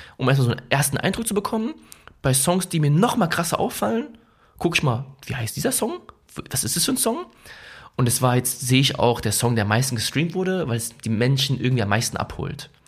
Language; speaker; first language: German; early bilingual, other home language; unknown